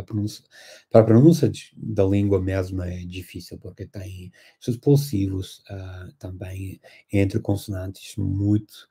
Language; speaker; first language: Portuguese; non-native, fluent; English